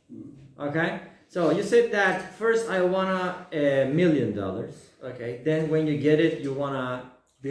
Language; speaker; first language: English; non-native, fluent; Persian